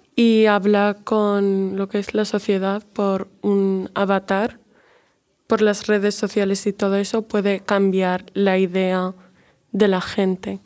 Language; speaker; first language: Spanish; native; Spanish